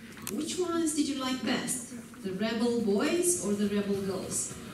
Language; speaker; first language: English; non-native, fluent; Romanian